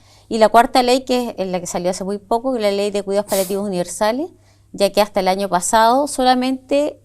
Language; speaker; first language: Spanish; native; Spanish